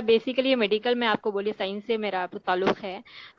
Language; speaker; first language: Hindi; native; Hindi